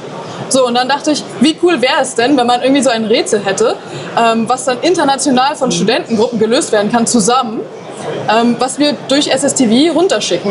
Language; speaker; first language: German; native; German